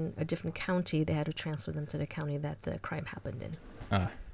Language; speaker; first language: English; early bilingual, other home language; Chinese